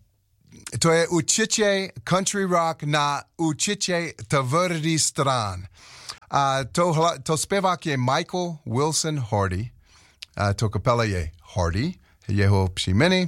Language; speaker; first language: Czech; non-native, learner; English